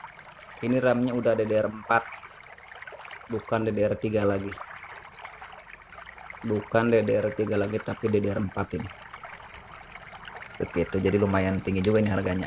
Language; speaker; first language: Indonesian; non-native, local second language; Sundanese